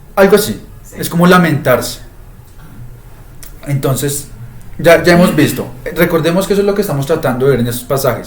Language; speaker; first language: Spanish; native; Spanish